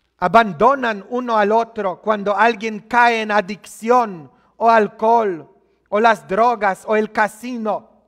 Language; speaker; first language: Spanish; non-native, fluent; Polish